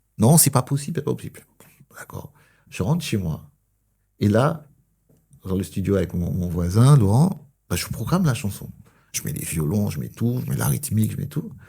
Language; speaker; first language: French; early bilingual, other home language; Spanish